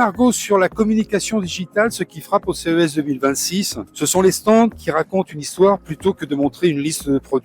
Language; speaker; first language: French; native; French